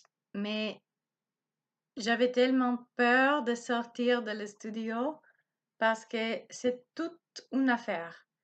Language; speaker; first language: French; non-native, learner; Spanish